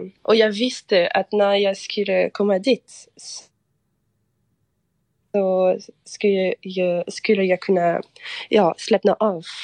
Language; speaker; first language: Swedish; non-native, fluent; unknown